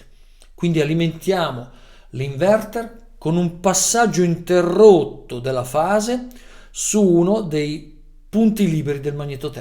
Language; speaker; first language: Italian; native; Italian